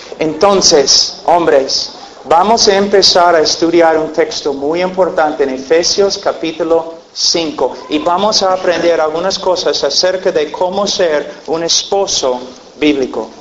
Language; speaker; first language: Spanish; non-native, fluent; English